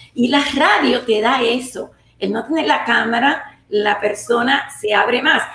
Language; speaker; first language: Spanish; native; Spanish